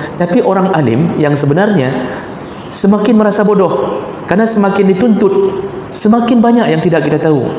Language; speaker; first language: Malay; non-native, local second language; Achinese